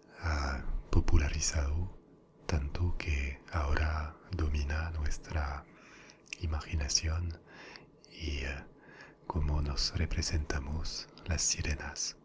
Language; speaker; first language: Spanish; non-native, fluent; French